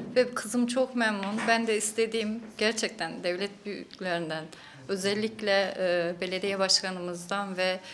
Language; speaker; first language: Turkish; native; Turkish